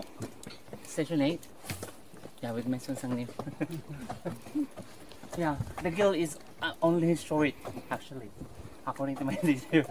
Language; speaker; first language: English; non-native, local second language; Korean